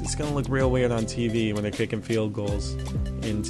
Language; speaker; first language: English; native; English